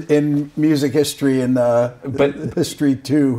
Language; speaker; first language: English; native; English